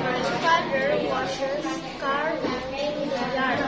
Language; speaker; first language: English; non-native, learner; Indonesian